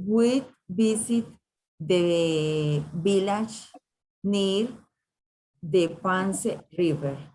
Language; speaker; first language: English; non-native, learner; Spanish